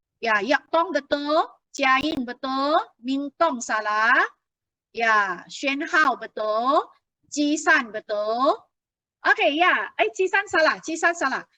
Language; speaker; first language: Malay; non-native, local second language; Chinese